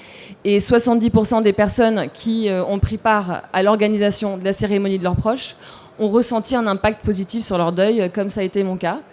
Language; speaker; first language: French; native; French